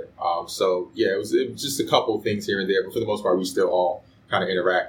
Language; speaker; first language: English; early bilingual, other home language; Akan